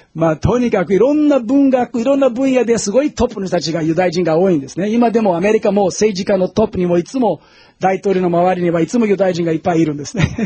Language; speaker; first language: Japanese; non-native, fluent; Portuguese